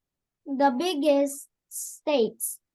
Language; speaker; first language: English; non-native, learner; Vietnamese